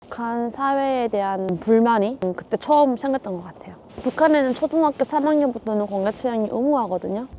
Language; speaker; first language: Korean; native; Korean